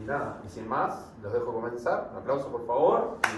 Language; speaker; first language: Spanish; native; Spanish